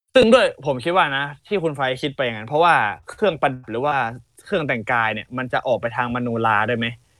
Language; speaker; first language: Thai; native; Thai